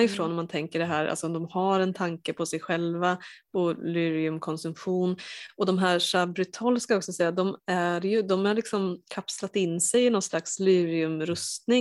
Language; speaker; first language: Swedish; native; Swedish